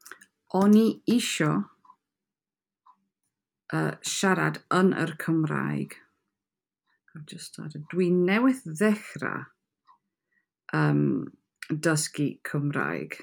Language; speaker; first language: Welsh; non-native, learner; English